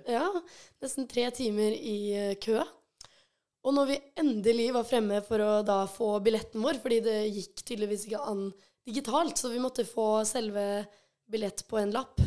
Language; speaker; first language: Norwegian; early bilingual, other home language; Albanian